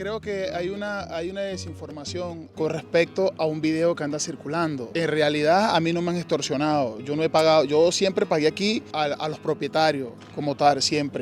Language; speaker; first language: Spanish; native; Spanish